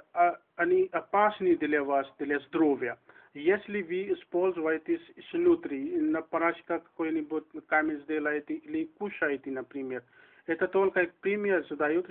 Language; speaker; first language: Russian; non-native, learner; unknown